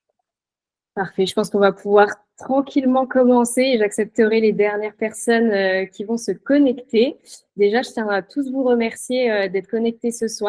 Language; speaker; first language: French; native; French